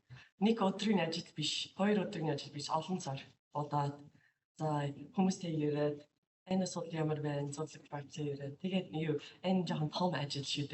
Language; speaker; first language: Mongolian; non-native, fluent; English